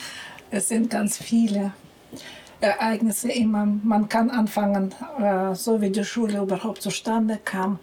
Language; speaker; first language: German; non-native, fluent; Russian